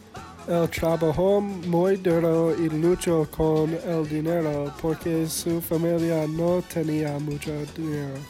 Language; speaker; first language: Spanish; non-native, learner; English